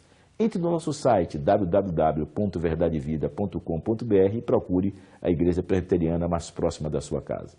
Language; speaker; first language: Portuguese; native; Portuguese